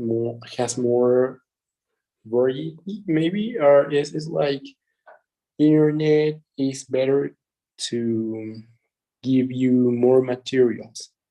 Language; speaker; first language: English; non-native, learner; Spanish